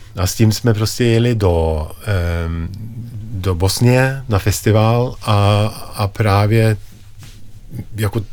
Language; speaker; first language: Czech; non-native, fluent; Norwegian